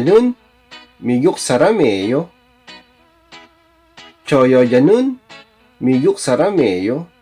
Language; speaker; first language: Korean; non-native, learner; Filipino